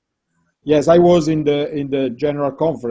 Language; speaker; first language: English; non-native, learner; Italian